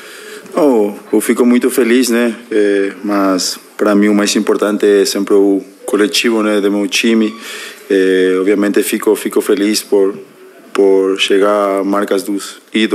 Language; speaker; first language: Portuguese; non-native, fluent; Spanish